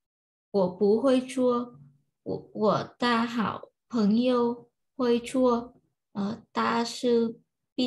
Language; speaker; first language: Chinese; non-native, learner; Vietnamese